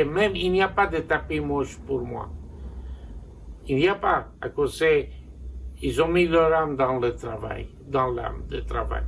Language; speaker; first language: French; non-native, local second language; Armenian